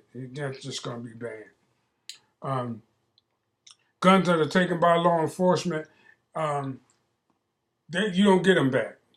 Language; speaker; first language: English; native; English